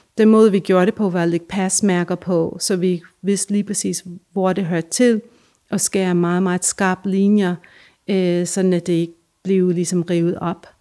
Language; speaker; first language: Danish; non-native, fluent; English